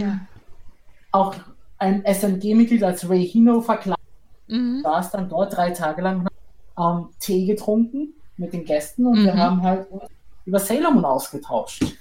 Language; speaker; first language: German; native; German